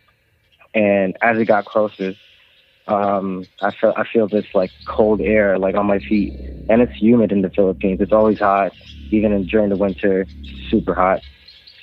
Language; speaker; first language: English; non-native, local second language; Filipino